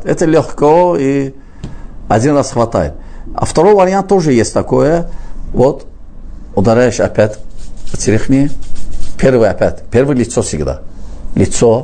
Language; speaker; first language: Russian; non-native, fluent; Azerbaijani